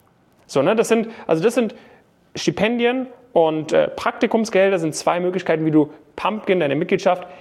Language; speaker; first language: German; native; German